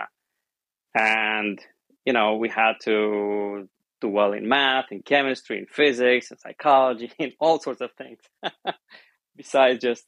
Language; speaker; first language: English; non-native, fluent; Romanian